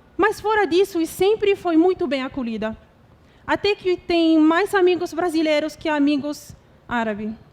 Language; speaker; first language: Portuguese; non-native, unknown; Arabic